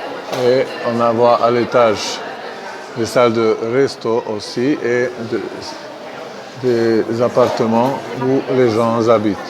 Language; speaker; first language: French; non-native, fluent; Hungarian